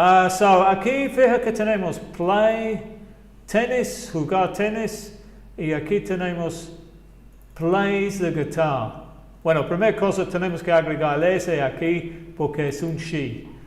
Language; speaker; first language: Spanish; non-native, fluent; English